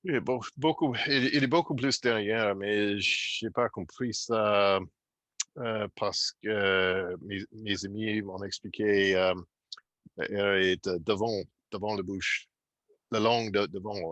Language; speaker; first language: French; non-native, fluent; English